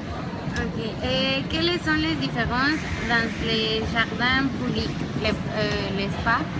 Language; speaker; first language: French; non-native, learner; Spanish